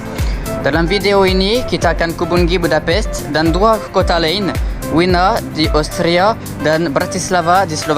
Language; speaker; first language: Indonesian; non-native, learner; French